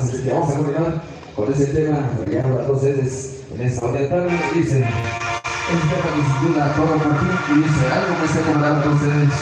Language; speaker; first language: Spanish; non-native, local second language; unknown